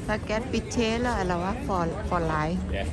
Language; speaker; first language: Danish; non-native, learner; Thai